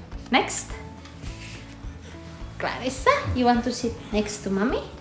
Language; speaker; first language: English; non-native, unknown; Indonesian